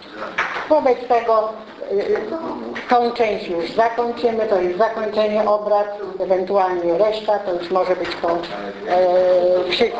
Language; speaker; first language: Polish; native; Polish